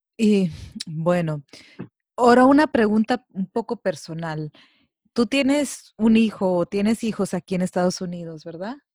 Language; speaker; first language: Spanish; early bilingual, heritage; Spanish